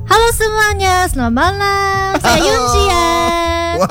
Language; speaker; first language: Indonesian; non-native, learner; Korean